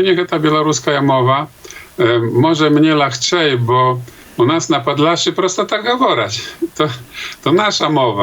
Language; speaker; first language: Polish; non-native, local second language; Belarusian